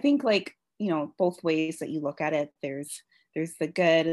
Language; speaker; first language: English; native; English